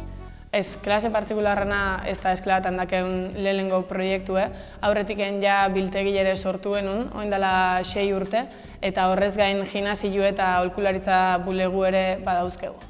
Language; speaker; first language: Basque; native; Basque